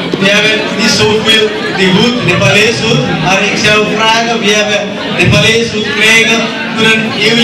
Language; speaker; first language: Dutch; non-native, learner; Nepali